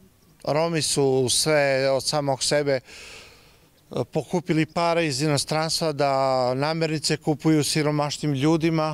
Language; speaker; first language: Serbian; non-native, local second language; Romany